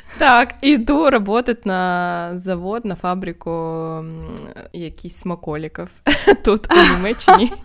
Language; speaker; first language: Ukrainian; non-native, local second language; Russian